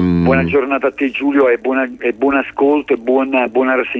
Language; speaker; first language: Italian; native; Italian